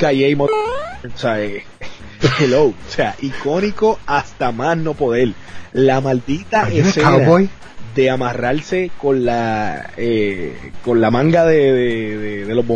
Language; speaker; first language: Spanish; native; Spanish